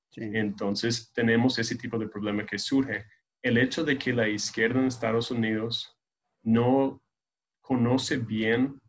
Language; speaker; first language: Spanish; non-native, fluent; English